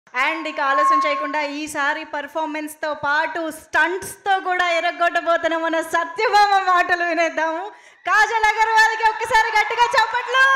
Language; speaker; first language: Telugu; native; Telugu